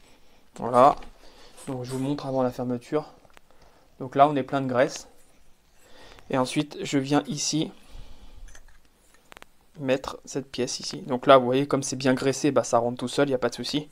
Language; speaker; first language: French; native; French